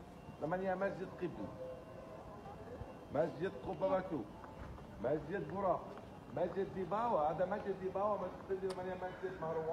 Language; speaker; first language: Indonesian; non-native, fluent; Arabic